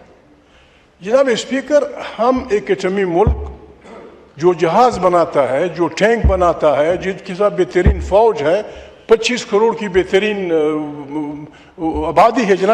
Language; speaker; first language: Urdu; non-native, local second language; Pashto